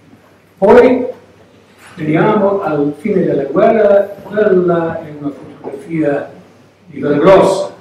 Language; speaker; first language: Italian; non-native, learner; English